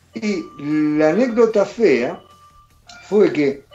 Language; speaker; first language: Spanish; native; Spanish